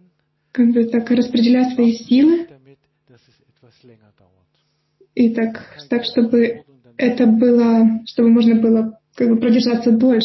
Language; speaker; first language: Russian; non-native, fluent; German